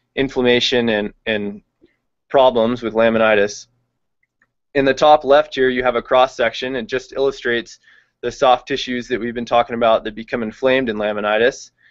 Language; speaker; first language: English; native; English